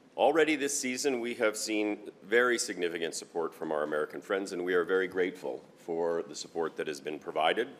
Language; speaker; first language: English; native; English